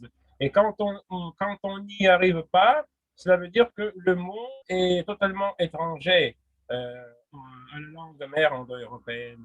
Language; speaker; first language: French; non-native, fluent; Russian